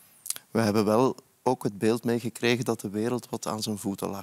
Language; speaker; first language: Dutch; native; Dutch